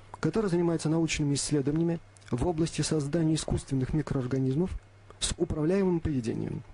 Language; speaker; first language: Russian; native; Russian